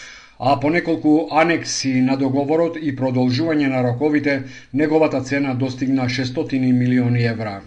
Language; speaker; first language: Macedonian; native; Macedonian